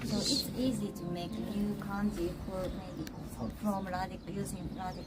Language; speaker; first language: English; non-native, learner; Japanese